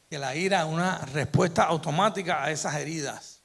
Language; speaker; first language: Spanish; native; Spanish